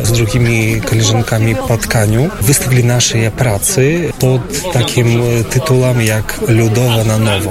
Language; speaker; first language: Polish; non-native, local second language; Ukrainian